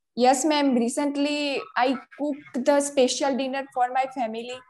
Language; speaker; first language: English; non-native, local second language; Gujarati